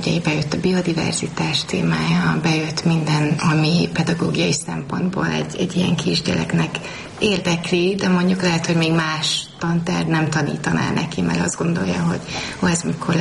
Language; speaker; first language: Hungarian; native; Hungarian